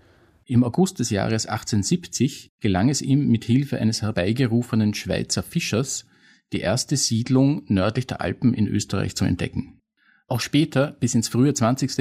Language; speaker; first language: German; native; German